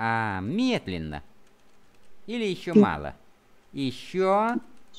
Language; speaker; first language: Russian; non-native, fluent; Vietnamese